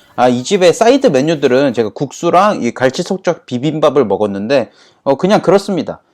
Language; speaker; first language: Korean; native; Korean